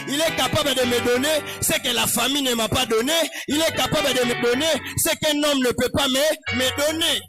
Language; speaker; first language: French; non-native, local second language; Lingala